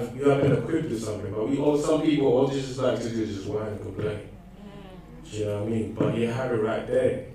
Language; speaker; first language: English; non-native, local second language; Akan